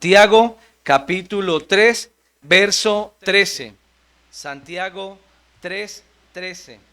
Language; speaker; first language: Spanish; native; Spanish